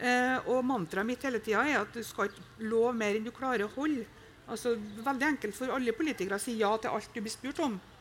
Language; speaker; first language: Norwegian; native; Norwegian